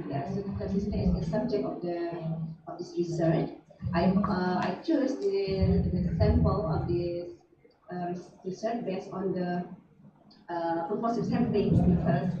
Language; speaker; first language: English; non-native, learner; Indonesian